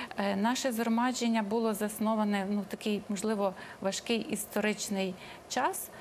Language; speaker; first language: Ukrainian; native; Ukrainian